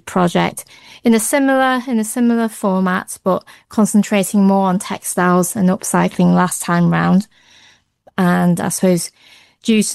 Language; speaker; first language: English; native; English